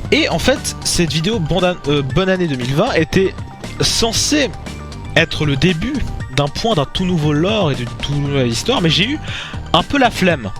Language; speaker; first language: French; native; French